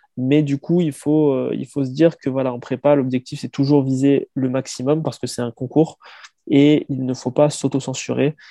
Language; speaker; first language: French; native; French